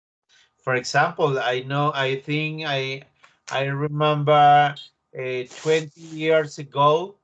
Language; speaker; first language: English; non-native, learner; Spanish